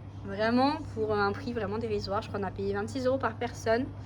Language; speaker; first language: French; native; French